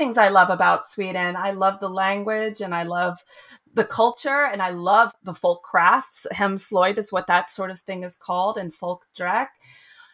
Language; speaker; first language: English; native; English